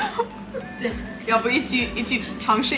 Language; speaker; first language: Chinese; non-native, fluent; English